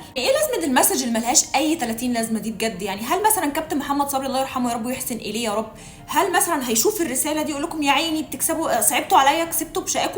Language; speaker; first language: Arabic; native; Arabic